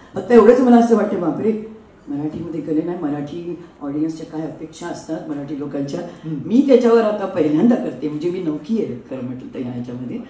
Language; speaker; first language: Marathi; native; Marathi